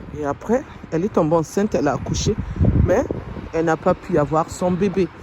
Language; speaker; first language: French; non-native, local second language; Lingala